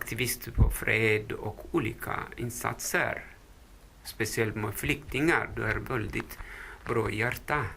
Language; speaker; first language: Swedish; non-native, fluent; Tigrinya